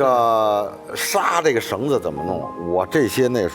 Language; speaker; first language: Chinese; native; Chinese